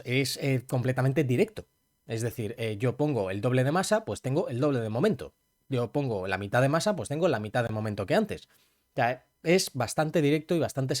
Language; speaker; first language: Spanish; native; Spanish